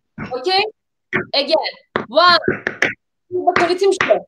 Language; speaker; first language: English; non-native, fluent; Turkish